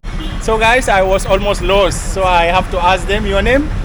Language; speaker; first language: English; non-native, fluent; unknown